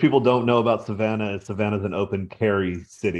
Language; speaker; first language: English; native; English